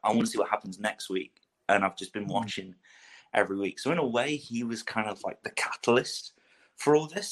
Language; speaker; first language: English; native; English